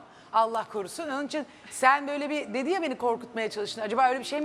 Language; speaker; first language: Turkish; native; Turkish